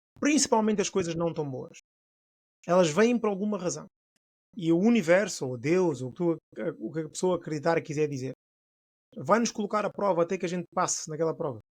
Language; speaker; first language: Portuguese; non-native, local second language; Upper Guinea Crioulo